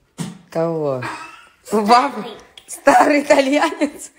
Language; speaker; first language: Russian; native; Russian